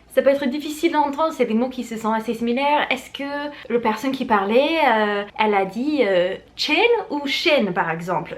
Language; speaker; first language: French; non-native, fluent; English